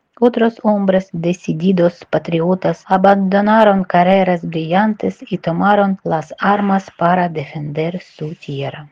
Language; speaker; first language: Spanish; non-native, fluent; Ukrainian